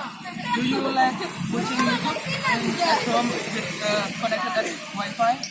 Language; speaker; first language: English; non-native, learner; Indonesian